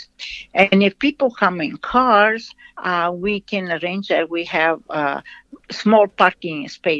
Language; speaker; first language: English; non-native, fluent; Portuguese